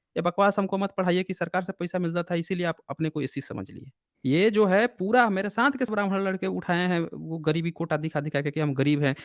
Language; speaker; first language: Hindi; native; Hindi